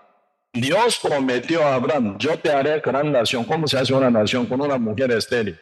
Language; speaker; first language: Spanish; non-native, learner; Korean